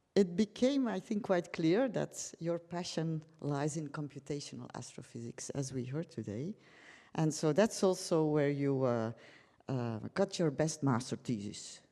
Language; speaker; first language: English; non-native, fluent; Dutch